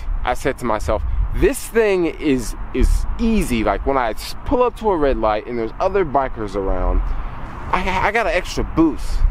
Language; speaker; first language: English; native; English